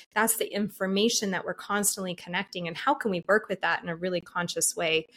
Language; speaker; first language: English; native; English